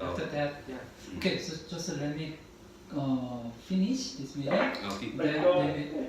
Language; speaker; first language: English; non-native, learner; Korean